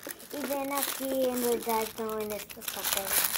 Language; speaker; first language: Spanish; early bilingual, heritage; Spanish